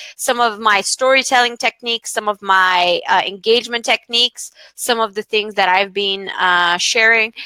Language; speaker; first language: English; non-native, fluent; Bulgarian